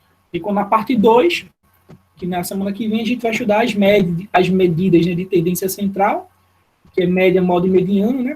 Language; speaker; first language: Portuguese; native; Portuguese